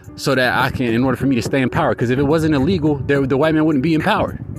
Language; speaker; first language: English; native; English